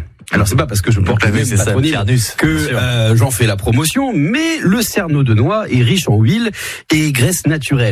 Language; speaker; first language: French; native; French